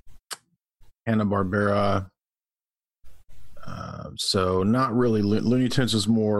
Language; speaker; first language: English; native; English